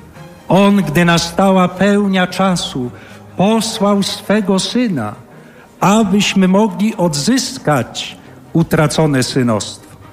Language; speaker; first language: Polish; native; Polish